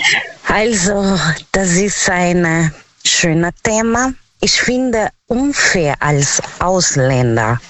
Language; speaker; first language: German; non-native, fluent; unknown